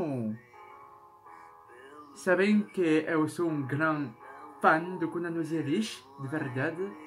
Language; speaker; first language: Portuguese; non-native, learner; French